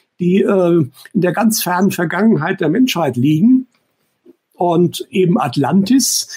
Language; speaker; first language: German; native; German